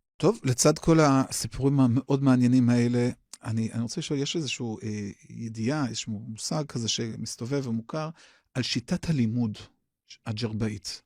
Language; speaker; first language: Hebrew; native; Hebrew